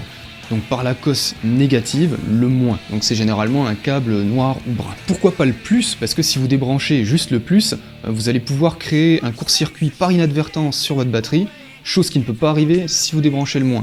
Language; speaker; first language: French; native; French